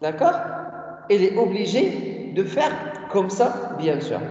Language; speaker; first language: French; non-native, local second language; Arabic